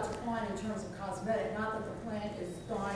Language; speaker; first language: English; native; English